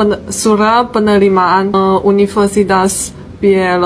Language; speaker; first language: Indonesian; non-native, learner; Chinese